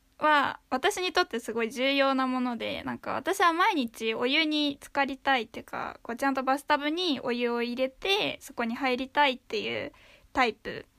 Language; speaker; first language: Japanese; native; Japanese